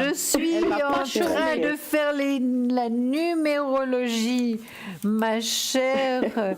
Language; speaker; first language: French; native; French